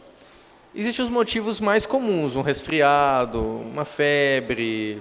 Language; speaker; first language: Portuguese; native; Portuguese